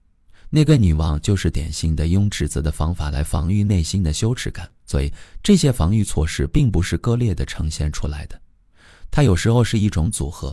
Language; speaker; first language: Chinese; native; Chinese